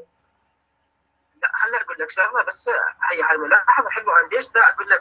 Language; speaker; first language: Arabic; native; Arabic